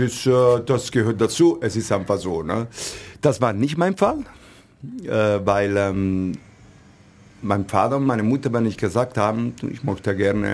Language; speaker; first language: German; non-native, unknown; Italian